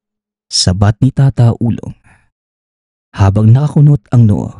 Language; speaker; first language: Filipino; native; Filipino